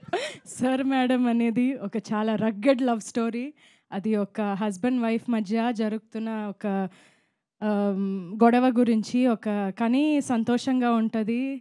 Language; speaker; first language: Telugu; non-native, local second language; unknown